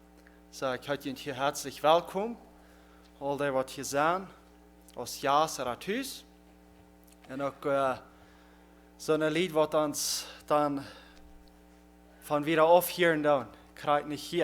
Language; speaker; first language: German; non-native, learner; Plautdietsch